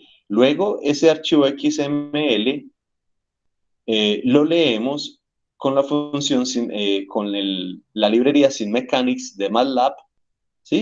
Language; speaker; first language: Spanish; native; Spanish